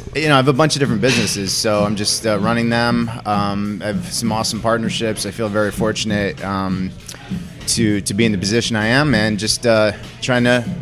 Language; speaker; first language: English; native; English